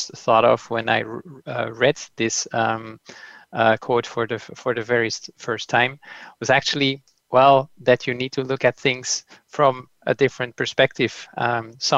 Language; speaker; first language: English; non-native, fluent; Dutch